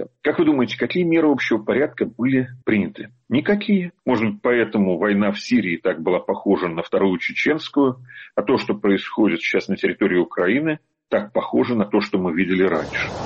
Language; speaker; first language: Russian; native; Russian